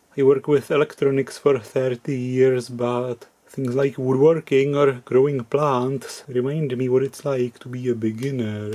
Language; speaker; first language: English; non-native, fluent; Czech